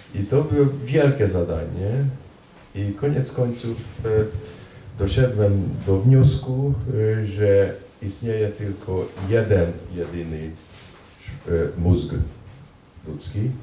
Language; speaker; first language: Polish; non-native, fluent; Hungarian